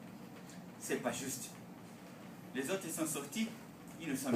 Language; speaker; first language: French; non-native, learner; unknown